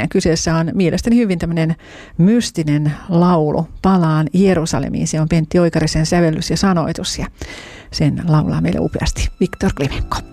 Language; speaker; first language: Finnish; native; Finnish